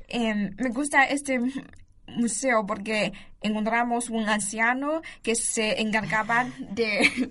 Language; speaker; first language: Spanish; non-native, learner; Chinese